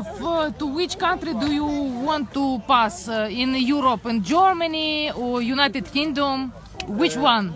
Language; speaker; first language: English; non-native, fluent; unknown